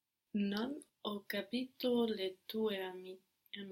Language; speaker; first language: Italian; non-native, learner; English